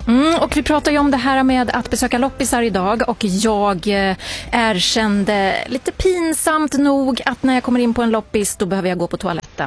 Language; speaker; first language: Swedish; native; Swedish